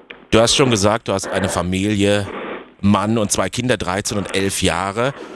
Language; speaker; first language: German; native; German